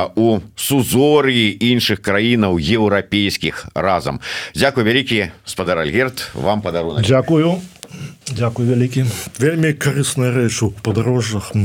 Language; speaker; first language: Belarusian; native; Belarusian